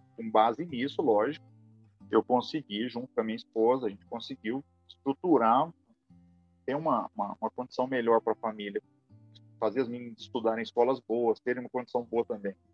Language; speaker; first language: Portuguese; native; Portuguese